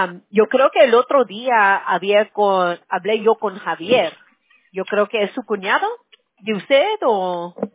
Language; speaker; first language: Spanish; early bilingual, other home language; English